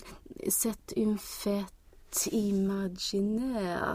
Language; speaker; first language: French; non-native, learner; Swedish